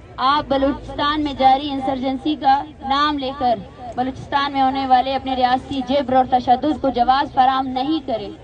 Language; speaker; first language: Urdu; non-native, local second language; Baluchi